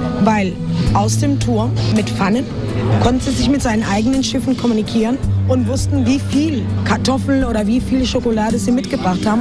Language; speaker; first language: German; non-native, fluent; Spanish